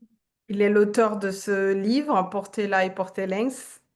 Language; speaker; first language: French; non-native, fluent; Portuguese